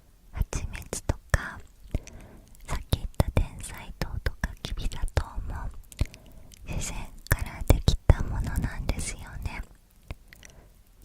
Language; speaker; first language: Japanese; native; Japanese